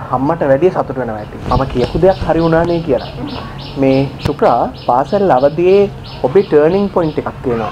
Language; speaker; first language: Sinhala; native; Sinhala